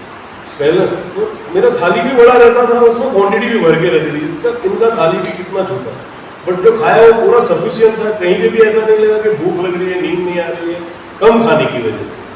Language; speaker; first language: Hindi; non-native, local second language; Marathi